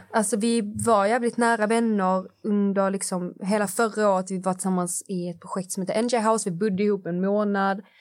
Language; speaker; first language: Swedish; native; Swedish